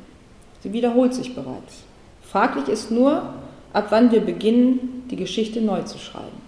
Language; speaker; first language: German; native; German